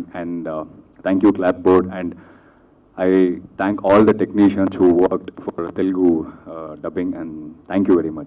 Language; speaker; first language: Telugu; non-native, learner; Kannada